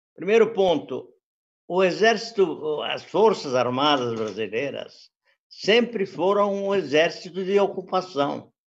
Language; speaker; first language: Portuguese; early bilingual, other home language; Italian